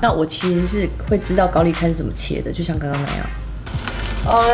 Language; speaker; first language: Chinese; native; Chinese